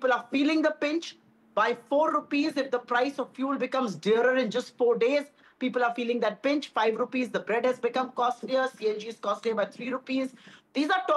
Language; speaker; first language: English; non-native, local second language; Hindi